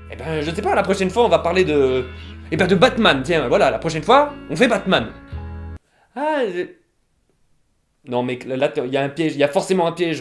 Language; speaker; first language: French; native; French